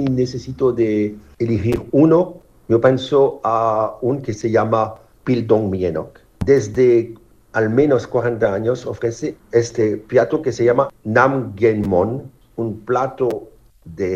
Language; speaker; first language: Spanish; non-native, learner; French